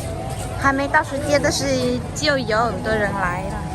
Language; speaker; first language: Chinese; non-native, learner; Vietnamese